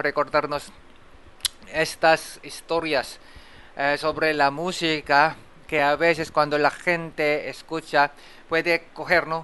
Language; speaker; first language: Spanish; non-native, fluent; Japanese